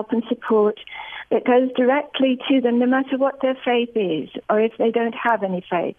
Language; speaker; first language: English; native; English